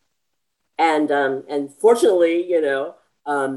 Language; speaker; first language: English; native; English